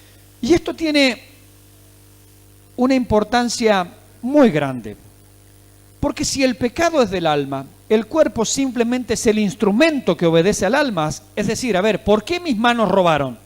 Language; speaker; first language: Spanish; native; Spanish